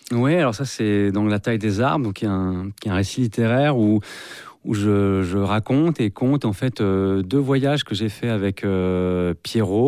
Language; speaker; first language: French; native; French